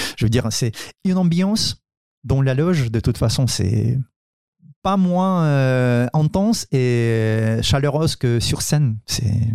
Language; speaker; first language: French; non-native, fluent; Ukrainian